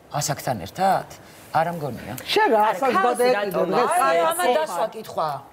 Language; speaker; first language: Georgian; native; Georgian